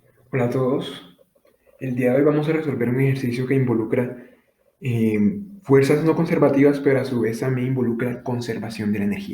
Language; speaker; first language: Spanish; native; Spanish